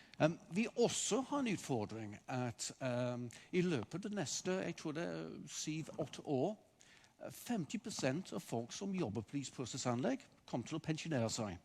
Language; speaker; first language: Norwegian; non-native, fluent; English